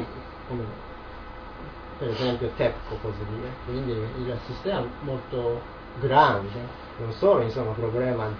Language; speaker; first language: Italian; non-native, learner; Japanese